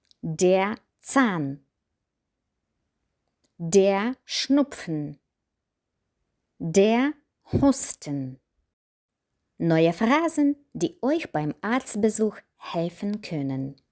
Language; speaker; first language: German; non-native, fluent; Ukrainian